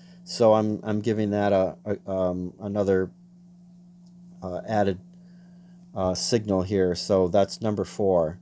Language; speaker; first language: English; native; English